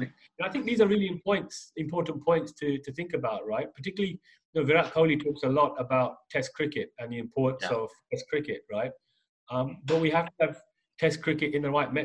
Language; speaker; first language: English; native; English